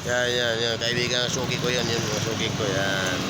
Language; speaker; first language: Filipino; native; Filipino